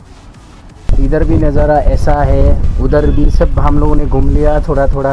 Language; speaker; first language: Hindi; non-native, local second language; Bodo